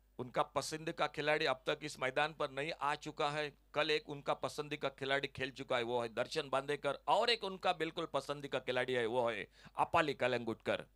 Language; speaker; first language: Hindi; non-native, local second language; Konkani